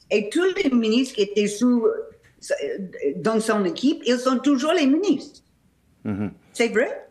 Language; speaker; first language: French; non-native, fluent; English